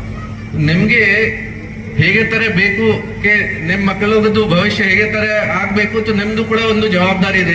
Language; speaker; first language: Kannada; non-native, local second language; Hindi